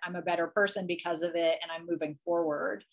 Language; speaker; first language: English; native; English